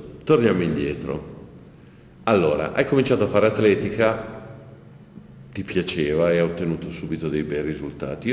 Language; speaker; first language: Italian; native; Italian